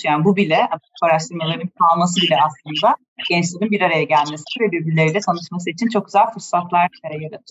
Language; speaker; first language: Turkish; native; Turkish